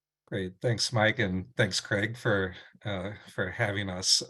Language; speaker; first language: English; native; English